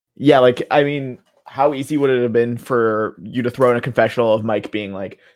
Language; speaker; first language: English; native; English